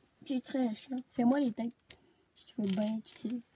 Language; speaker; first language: French; native; French